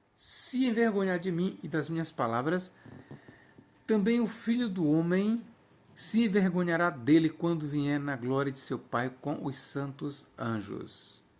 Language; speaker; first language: Portuguese; native; Portuguese